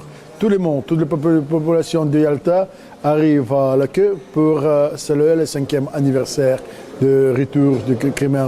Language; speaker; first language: French; non-native, learner; Russian